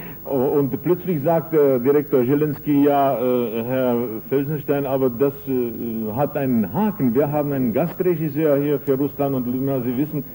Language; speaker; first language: German; non-native, fluent; Czech